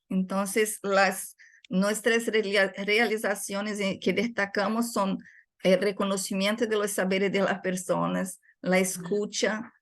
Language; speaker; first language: Spanish; non-native, fluent; Portuguese